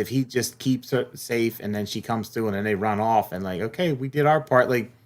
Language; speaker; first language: English; native; English